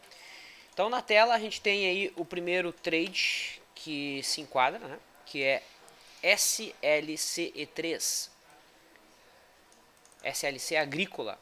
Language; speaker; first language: Portuguese; native; Portuguese